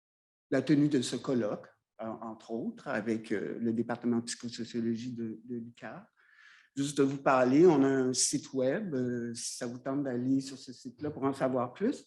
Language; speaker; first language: French; native; French